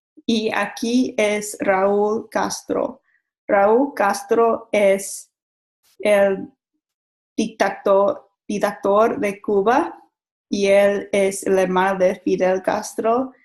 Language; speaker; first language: Spanish; non-native, learner; English